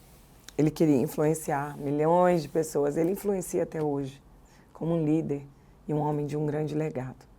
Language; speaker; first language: Portuguese; native; Portuguese